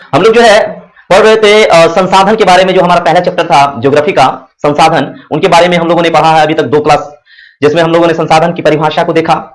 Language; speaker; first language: Hindi; native; Hindi